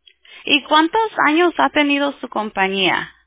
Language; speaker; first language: Spanish; early bilingual, heritage; Spanish